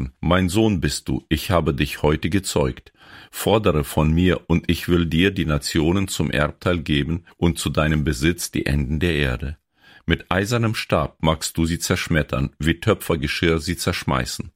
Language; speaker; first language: German; native; German